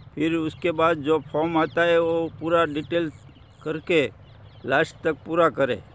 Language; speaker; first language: Hindi; non-native, local second language; Gujarati